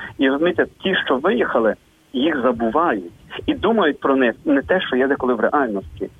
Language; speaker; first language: Ukrainian; native; Ukrainian